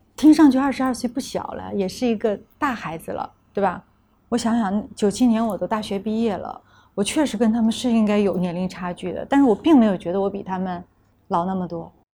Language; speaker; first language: Chinese; native; Chinese